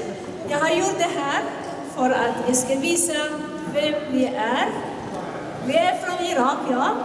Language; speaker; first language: Swedish; non-native, fluent; Assyrian Neo-Aramaic